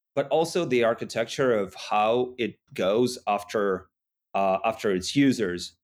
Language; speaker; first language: English; non-native, fluent; Russian